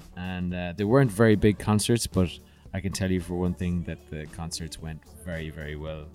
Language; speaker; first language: English; native; English